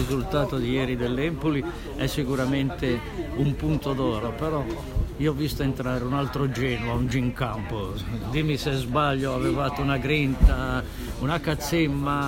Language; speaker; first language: Italian; native; Italian